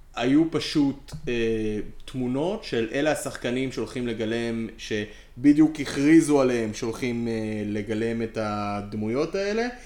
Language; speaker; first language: Hebrew; native; Hebrew